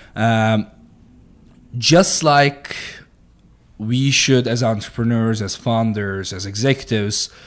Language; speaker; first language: English; non-native, fluent; Turkish